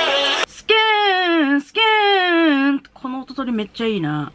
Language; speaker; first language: Japanese; native; Japanese